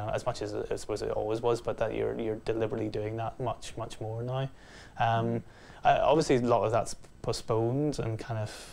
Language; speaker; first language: English; native; English